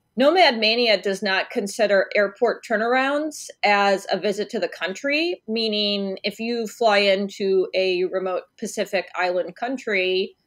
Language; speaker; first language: English; native; English